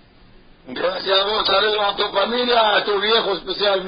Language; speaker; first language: Spanish; non-native, learner; Arabic